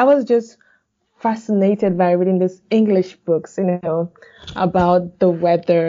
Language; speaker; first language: English; non-native, local second language; Igbo